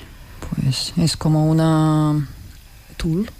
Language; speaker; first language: Spanish; non-native, learner; Russian